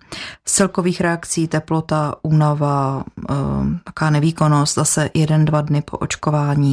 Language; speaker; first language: Czech; native; Czech